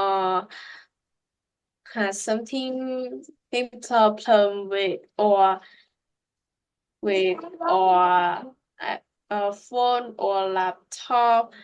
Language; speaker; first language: English; non-native, learner; Vietnamese